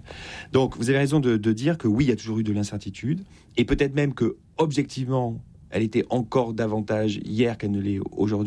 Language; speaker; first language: French; native; French